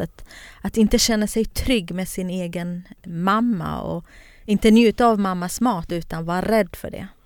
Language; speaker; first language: Swedish; non-native, fluent; Kurdish